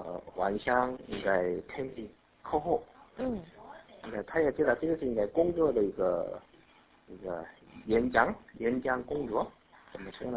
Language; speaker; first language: Chinese; non-native, learner; Korean